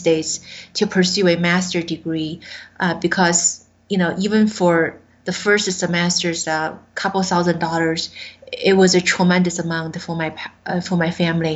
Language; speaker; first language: English; non-native, fluent; Chinese